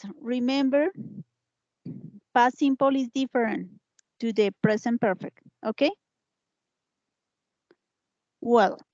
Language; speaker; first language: English; non-native, learner; Spanish